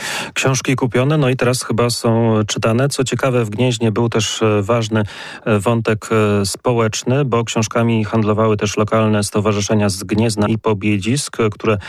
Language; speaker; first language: Polish; native; Polish